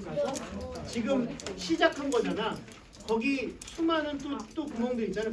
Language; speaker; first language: Korean; native; Korean